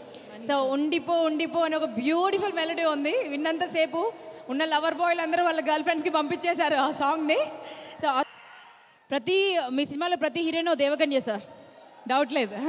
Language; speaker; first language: Telugu; native; Telugu